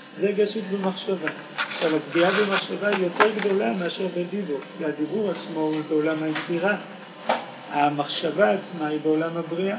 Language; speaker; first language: Hebrew; native; Hebrew